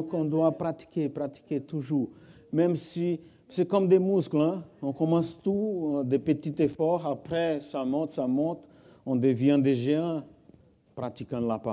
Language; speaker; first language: French; non-native, fluent; Portuguese